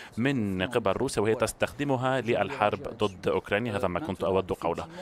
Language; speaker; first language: Arabic; non-native, fluent; French